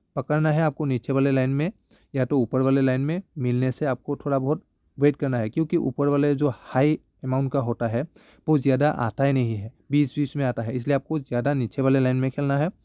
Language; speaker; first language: Hindi; non-native, local second language; Bangla